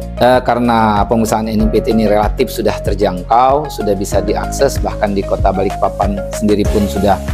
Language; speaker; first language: Indonesian; native; Indonesian